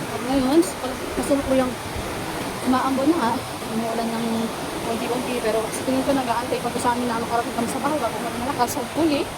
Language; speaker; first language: Filipino; non-native, local second language; Chavacano